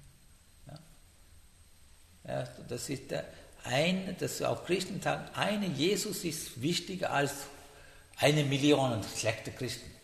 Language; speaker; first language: German; non-native, learner; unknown